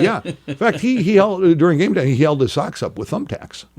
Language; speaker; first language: English; native; English